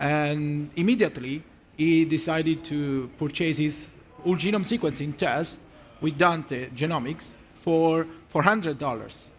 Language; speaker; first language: English; non-native, fluent; Italian